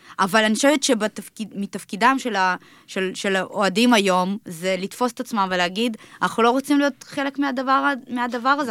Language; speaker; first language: Hebrew; early bilingual, other home language; Russian